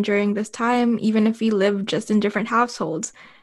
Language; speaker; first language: English; non-native, local second language; Filipino